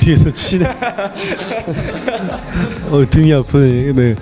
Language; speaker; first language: Korean; native; Korean